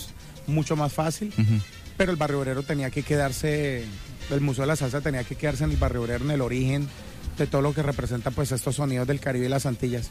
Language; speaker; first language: Spanish; native; Spanish